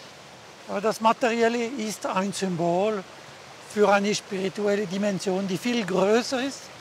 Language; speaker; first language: German; non-native, local second language; French